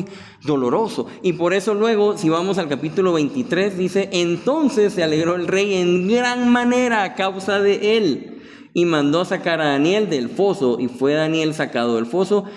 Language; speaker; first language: Spanish; native; Spanish